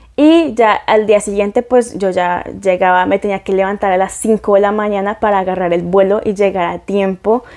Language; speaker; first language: Spanish; native; Spanish